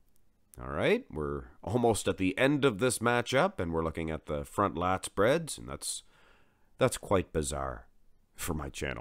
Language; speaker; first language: English; native; English